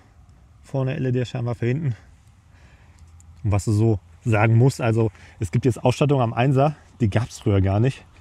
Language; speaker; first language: German; native; German